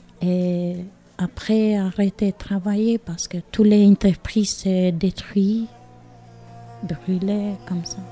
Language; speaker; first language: French; non-native, learner; Albanian